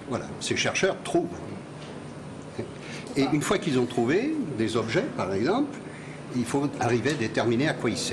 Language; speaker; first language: French; native; French